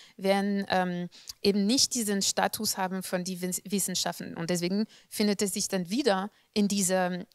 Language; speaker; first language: German; non-native, fluent; French